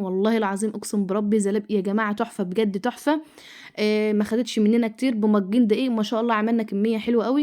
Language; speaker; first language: Arabic; native; Arabic